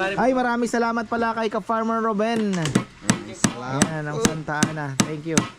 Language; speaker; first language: Filipino; non-native, local second language; Pampanga